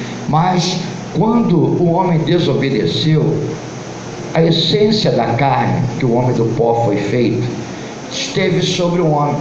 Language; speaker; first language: Portuguese; native; Portuguese